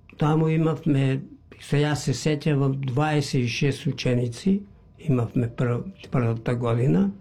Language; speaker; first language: Macedonian; native; Macedonian